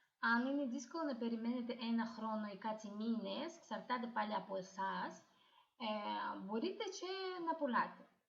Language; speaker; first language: Greek; non-native, learner; Russian